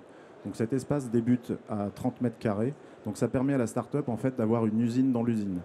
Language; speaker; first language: French; native; French